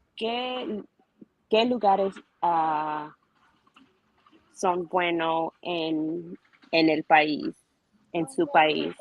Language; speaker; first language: Spanish; non-native, learner; English